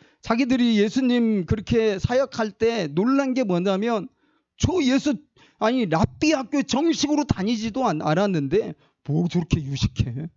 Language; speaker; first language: Korean; native; Korean